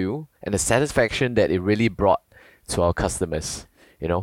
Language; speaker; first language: English; native; English